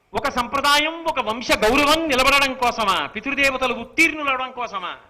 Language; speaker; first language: Telugu; native; Telugu